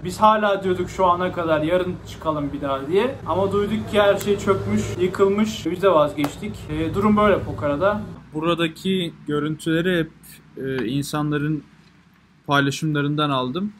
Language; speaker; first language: Turkish; native; Turkish